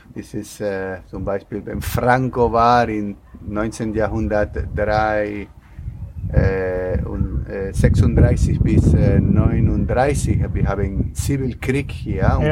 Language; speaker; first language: German; non-native, learner; Spanish